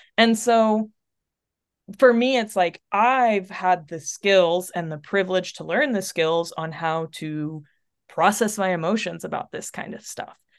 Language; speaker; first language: English; early bilingual, other home language; Spanish